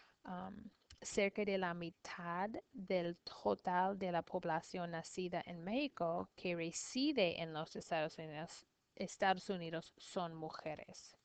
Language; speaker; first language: Spanish; non-native, learner; English